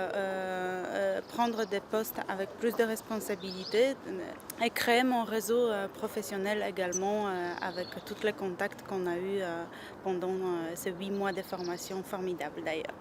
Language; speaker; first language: French; non-native, fluent; Polish